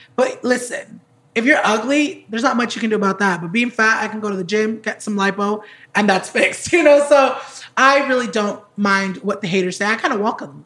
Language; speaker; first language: English; early bilingual, other home language; Spanish